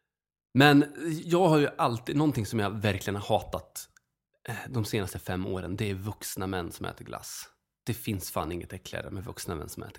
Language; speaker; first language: Swedish; native; Swedish